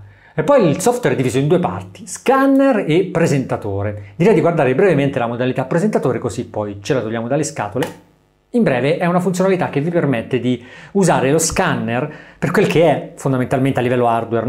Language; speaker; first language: Italian; native; Italian